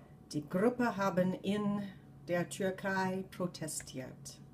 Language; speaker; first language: German; non-native, fluent; English